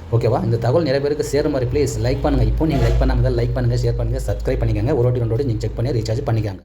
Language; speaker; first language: Tamil; non-native, local second language; Telugu